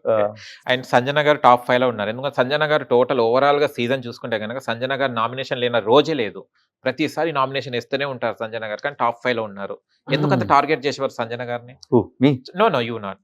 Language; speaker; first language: Telugu; native; Telugu